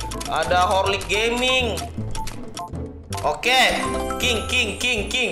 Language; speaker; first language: English; non-native, learner; Indonesian